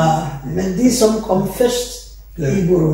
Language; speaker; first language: Danish; non-native, learner; Rundi